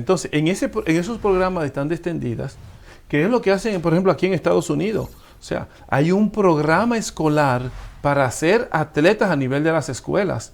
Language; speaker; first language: Spanish; native; Spanish